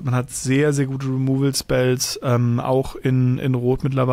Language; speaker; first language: German; native; German